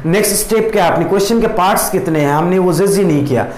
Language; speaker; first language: Hindi; native; Hindi